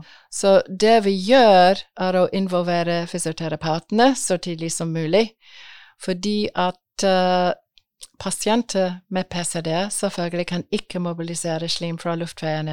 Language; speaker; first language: Norwegian; non-native, fluent; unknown